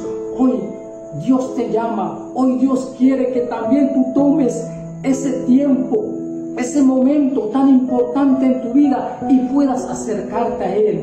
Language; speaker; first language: Spanish; native; Spanish